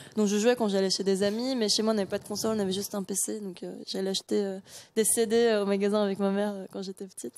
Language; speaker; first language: French; early bilingual, other home language; Korean